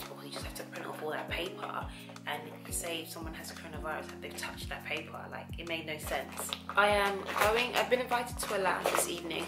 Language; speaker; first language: English; native; English